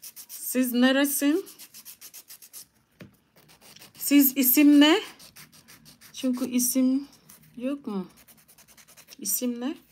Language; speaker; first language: Turkish; non-native, learner; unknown